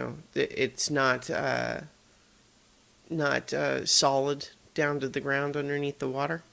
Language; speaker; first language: English; native; English